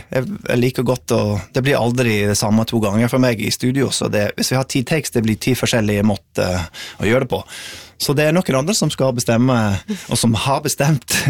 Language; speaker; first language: Norwegian; non-native, fluent; English